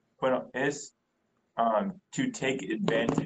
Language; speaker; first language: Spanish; non-native, fluent; English